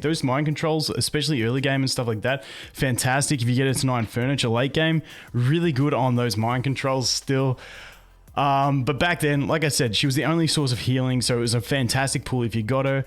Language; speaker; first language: English; native; English